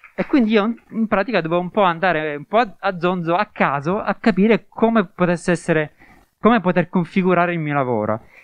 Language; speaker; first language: Italian; native; Italian